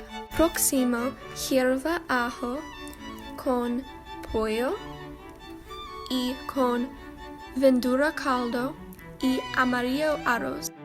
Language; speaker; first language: Spanish; non-native, learner; English